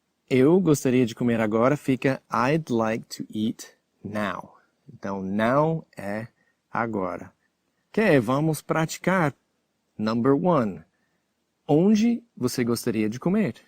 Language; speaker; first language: Portuguese; non-native, fluent; English